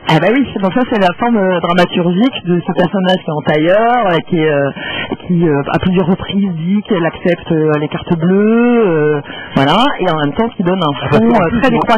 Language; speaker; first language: French; native; French